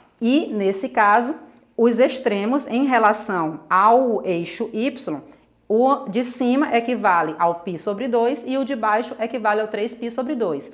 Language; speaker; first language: Portuguese; native; Portuguese